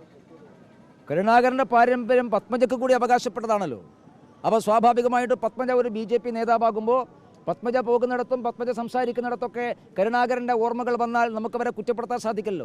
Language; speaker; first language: Malayalam; native; Malayalam